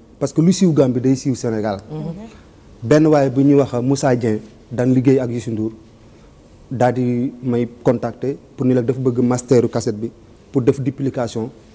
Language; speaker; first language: Wolof; native; Wolof